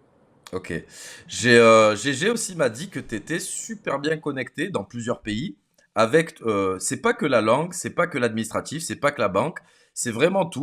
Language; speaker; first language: French; native; French